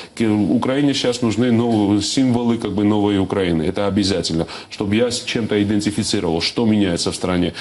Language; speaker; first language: Russian; non-native, local second language; Georgian